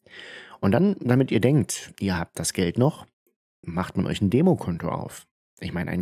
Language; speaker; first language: German; native; German